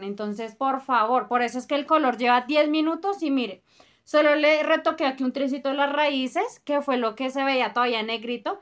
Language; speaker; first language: Spanish; native; Spanish